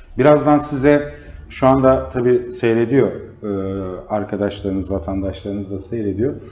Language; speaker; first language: Turkish; native; Turkish